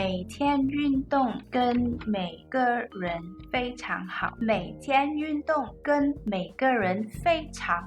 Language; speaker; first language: Chinese; non-native, learner; English